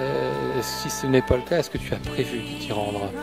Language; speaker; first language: French; native; French